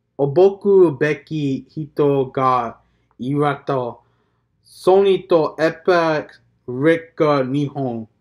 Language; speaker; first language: Japanese; non-native, learner; English